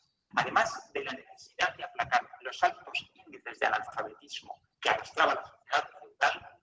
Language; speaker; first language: Spanish; native; Spanish